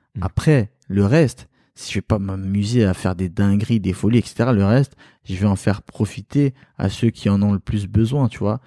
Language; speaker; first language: French; early bilingual, other home language; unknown